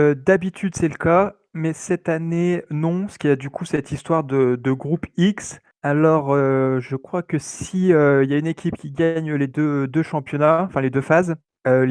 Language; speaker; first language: French; native; French